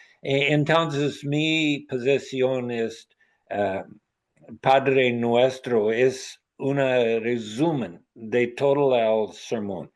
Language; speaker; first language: Spanish; non-native, learner; English